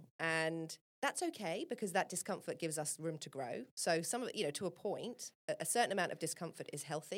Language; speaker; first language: English; native; English